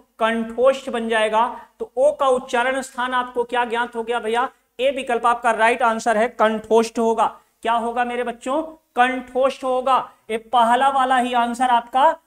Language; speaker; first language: Hindi; native; Hindi